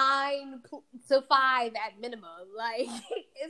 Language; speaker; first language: English; early bilingual, other home language; Fula